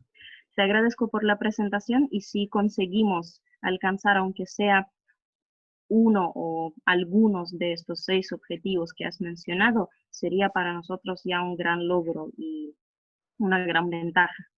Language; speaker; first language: Spanish; non-native, fluent; Russian